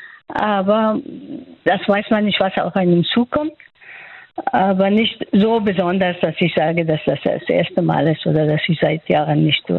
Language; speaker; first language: German; non-native, fluent; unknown